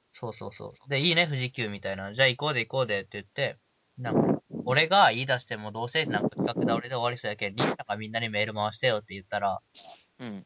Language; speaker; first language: Japanese; native; Japanese